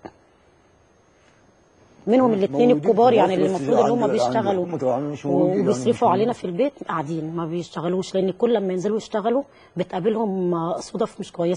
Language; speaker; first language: Arabic; native; Arabic